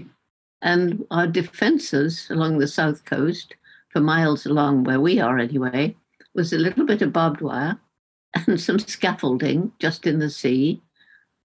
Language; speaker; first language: English; native; English